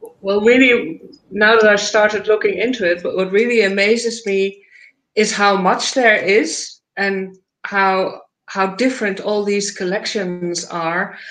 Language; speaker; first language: English; non-native, fluent; Dutch